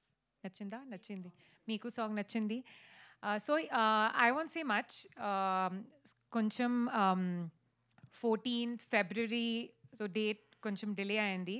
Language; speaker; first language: Telugu; non-native, learner; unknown